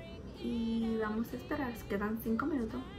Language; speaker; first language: Spanish; early bilingual, heritage; Spanish